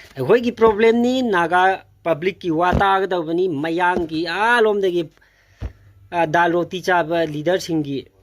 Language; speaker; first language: Manipuri; non-native, local second language; Tangkhul Naga (India)